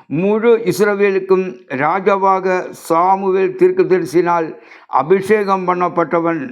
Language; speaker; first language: Tamil; native; Tamil